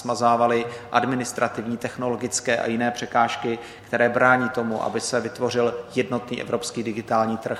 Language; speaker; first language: Czech; native; Czech